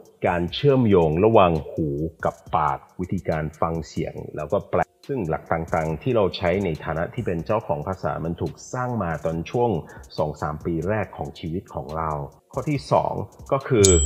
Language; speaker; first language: Thai; non-native, fluent; English